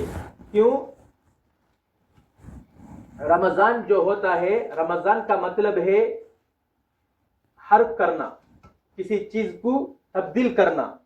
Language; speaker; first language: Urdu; non-native, local second language; Tamil